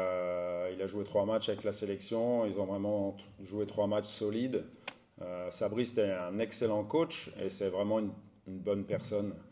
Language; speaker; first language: French; native; French